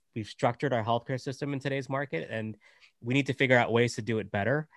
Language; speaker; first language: English; native; English